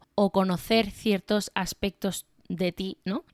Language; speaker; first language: Spanish; native; Spanish